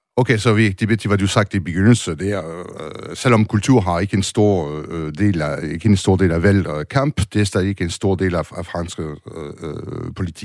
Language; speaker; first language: Danish; non-native, learner; French